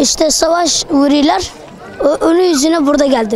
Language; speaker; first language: Turkish; non-native, learner; Arabic